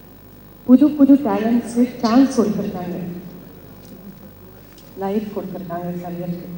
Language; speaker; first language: Tamil; non-native, fluent; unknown